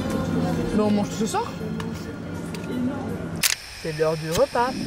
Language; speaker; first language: French; native; French